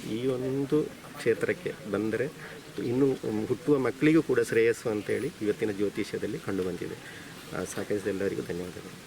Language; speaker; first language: Kannada; non-native, local second language; Tulu